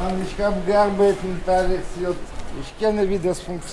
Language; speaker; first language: German; non-native, learner; Russian